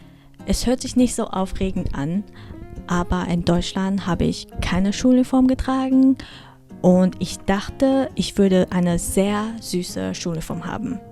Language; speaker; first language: German; early bilingual, heritage; German